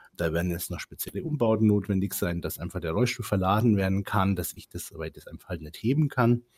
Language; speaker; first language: German; native; German